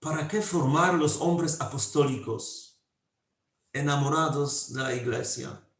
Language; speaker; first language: Spanish; non-native, fluent; Polish